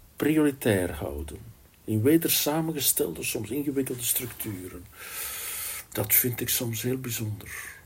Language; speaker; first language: Dutch; native; Dutch